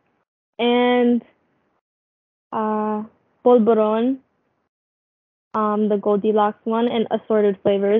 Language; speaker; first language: English; non-native, local second language; Filipino